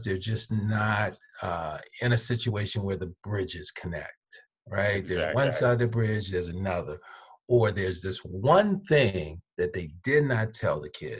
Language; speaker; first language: English; native; English